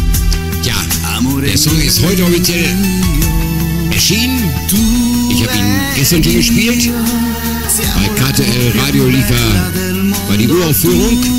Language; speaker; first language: German; native; German